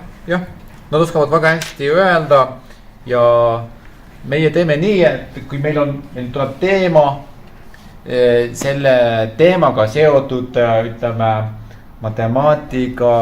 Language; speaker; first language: Estonian; non-native, fluent; Turkish